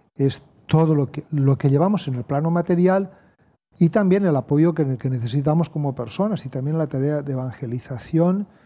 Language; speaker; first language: Spanish; native; Spanish